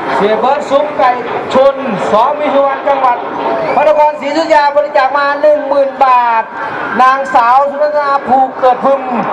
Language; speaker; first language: Thai; native; Thai